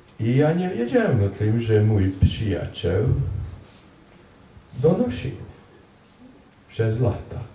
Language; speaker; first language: Polish; non-native, fluent; Hungarian